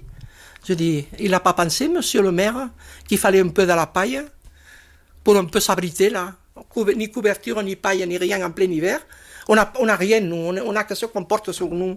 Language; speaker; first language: French; non-native, fluent; Catalan